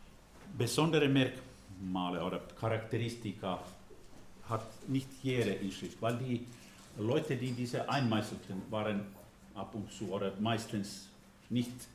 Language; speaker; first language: German; non-native, fluent; Finnish